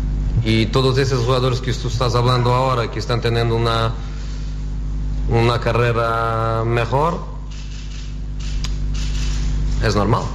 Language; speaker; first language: Spanish; non-native, fluent; Portuguese